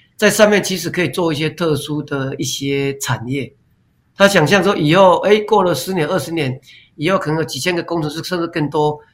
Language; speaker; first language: Chinese; non-native, local second language; Min Nan Chinese